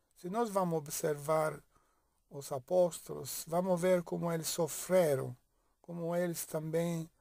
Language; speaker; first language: Portuguese; non-native, fluent; Italian